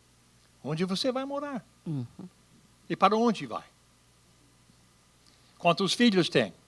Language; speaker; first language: Portuguese; non-native, fluent; English